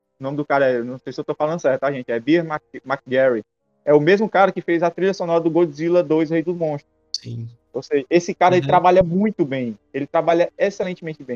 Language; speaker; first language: Portuguese; native; Portuguese